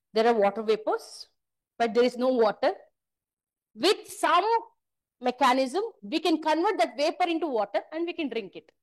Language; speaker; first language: English; non-native, local second language; Kannada